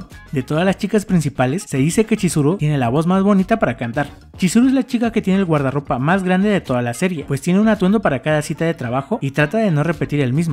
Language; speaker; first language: Spanish; native; Spanish